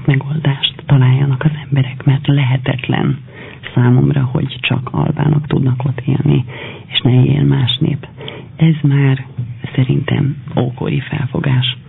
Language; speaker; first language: Hungarian; non-native, fluent; Albanian